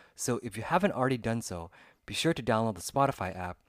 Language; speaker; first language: English; early bilingual, other home language; Vietnamese